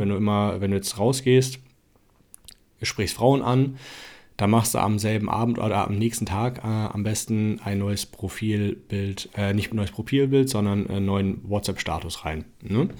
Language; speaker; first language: German; native; German